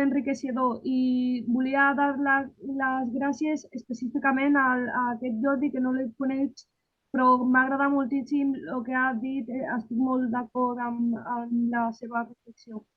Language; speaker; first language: Catalan; non-native, learner; Spanish